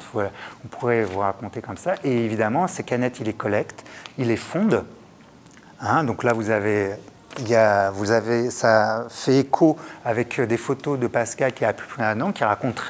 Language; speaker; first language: French; native; French